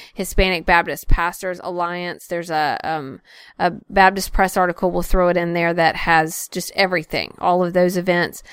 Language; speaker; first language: English; native; English